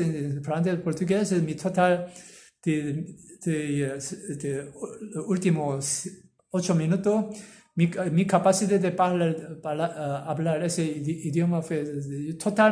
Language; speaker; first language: Spanish; non-native, learner; Korean